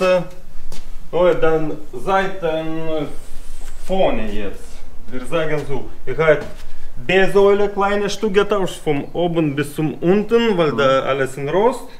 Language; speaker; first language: German; non-native, learner; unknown